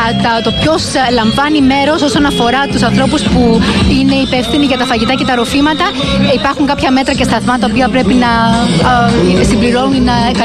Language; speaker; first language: Greek; native; Greek